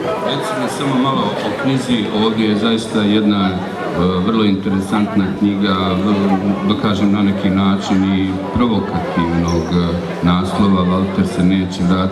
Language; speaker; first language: Bosnian; native; Bosnian